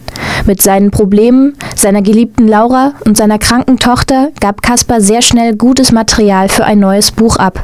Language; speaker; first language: German; native; German